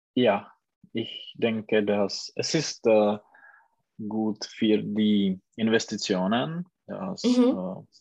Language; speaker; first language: German; non-native, fluent; Czech